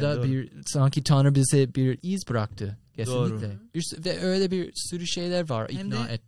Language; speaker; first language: Turkish; non-native, fluent; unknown